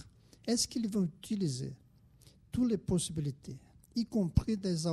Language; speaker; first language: French; non-native, fluent; Portuguese